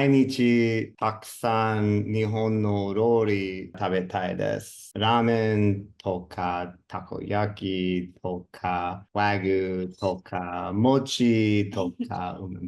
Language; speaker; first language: Japanese; non-native, learner; English